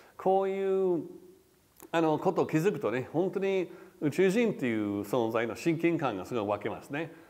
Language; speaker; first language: Japanese; non-native, fluent; English